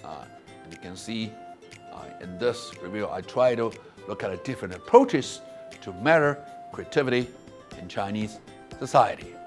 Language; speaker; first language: English; non-native, fluent; Chinese